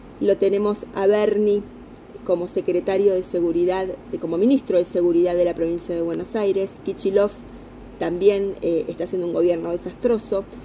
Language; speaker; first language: Spanish; native; Spanish